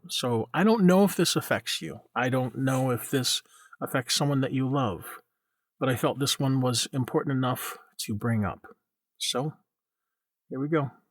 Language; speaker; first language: English; native; English